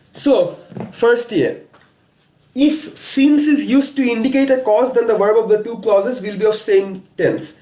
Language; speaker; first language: English; non-native, local second language; Bangla